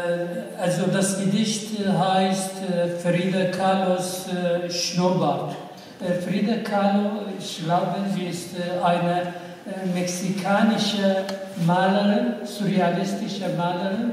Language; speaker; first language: German; non-native, fluent; Arabic